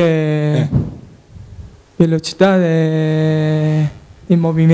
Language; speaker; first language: Italian; non-native, learner; Korean